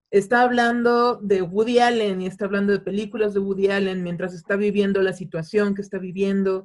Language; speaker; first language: Spanish; native; Spanish